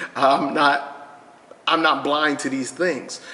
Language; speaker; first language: English; native; English